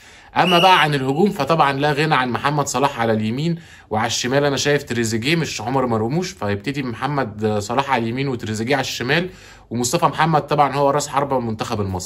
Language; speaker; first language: Arabic; native; Arabic